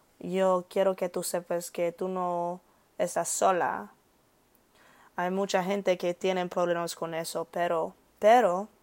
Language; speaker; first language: Spanish; early bilingual, heritage; English